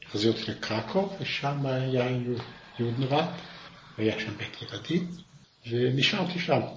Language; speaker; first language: Hebrew; non-native, fluent; Yiddish